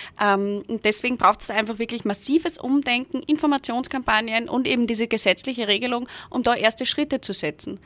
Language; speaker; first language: German; native; German